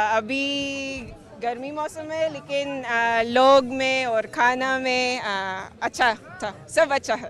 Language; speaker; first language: Hindi; non-native, learner; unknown